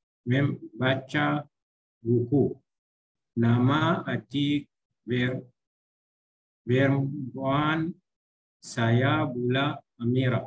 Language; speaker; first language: Indonesian; non-native, learner; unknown